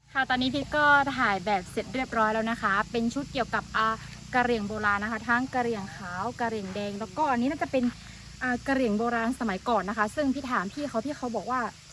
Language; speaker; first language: Thai; non-native, local second language; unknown